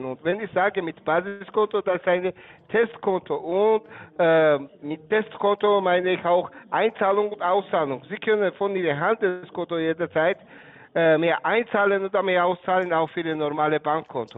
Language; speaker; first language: German; non-native, learner; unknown